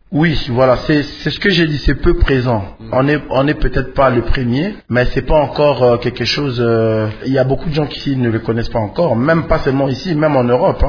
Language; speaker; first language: French; non-native, local second language; Lingala